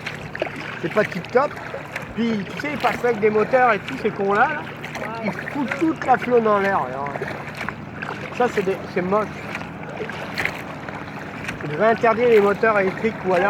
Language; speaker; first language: French; native; French